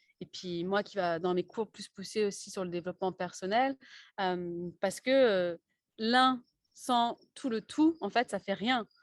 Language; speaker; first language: French; native; French